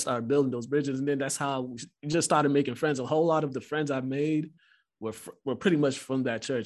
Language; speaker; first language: English; early bilingual, other home language; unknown